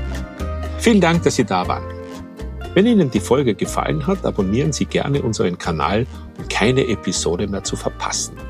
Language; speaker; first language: German; native; German